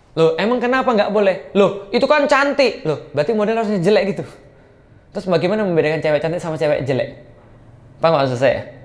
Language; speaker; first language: Indonesian; native; Indonesian